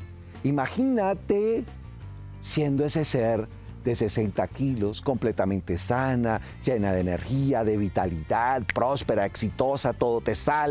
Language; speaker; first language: Spanish; native; Spanish